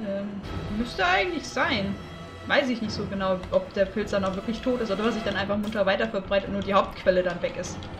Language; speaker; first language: German; native; German